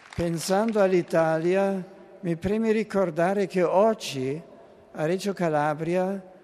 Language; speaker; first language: Italian; non-native, fluent; German